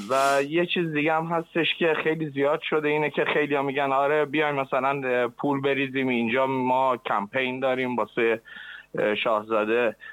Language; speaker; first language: Persian; early bilingual, heritage; Persian